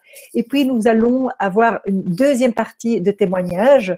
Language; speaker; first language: French; native; French